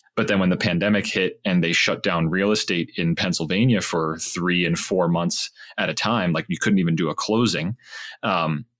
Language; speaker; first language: English; native; English